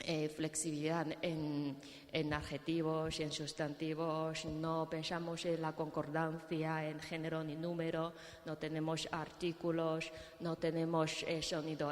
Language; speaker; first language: Spanish; non-native, fluent; Chinese